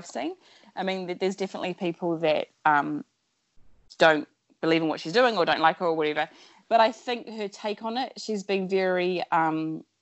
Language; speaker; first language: English; native; English